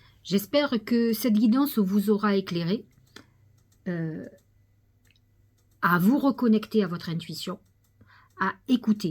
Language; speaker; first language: French; native; French